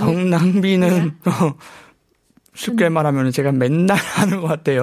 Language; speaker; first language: Korean; non-native, fluent; Burmese